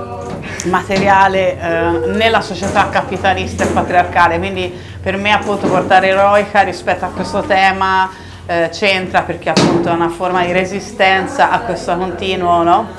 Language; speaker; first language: Italian; native; Italian